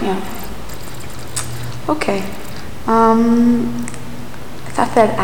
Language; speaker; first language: Icelandic; non-native, learner; English